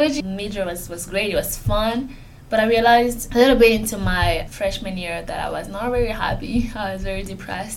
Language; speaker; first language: English; non-native, fluent; French